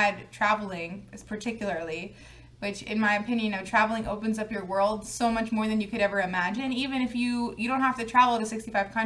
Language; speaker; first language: English; native; English